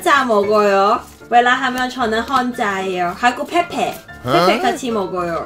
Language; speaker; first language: Korean; non-native, learner; Cantonese